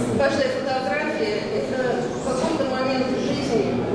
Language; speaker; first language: Russian; native; Russian